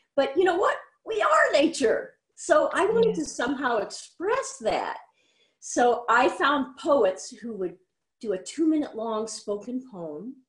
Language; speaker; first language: English; native; English